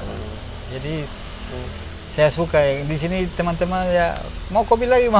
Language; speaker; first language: Indonesian; non-native, learner; Spanish